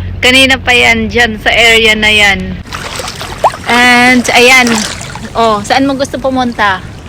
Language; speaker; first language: Filipino; non-native, local second language; Waray